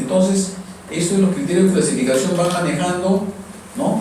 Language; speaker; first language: Spanish; native; Spanish